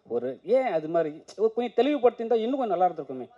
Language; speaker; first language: Tamil; native; Tamil